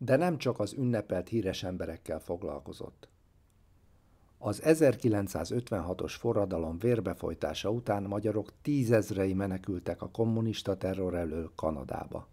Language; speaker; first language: Hungarian; native; Hungarian